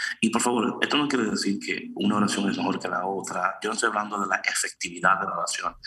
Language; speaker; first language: Spanish; early bilingual, heritage; Spanish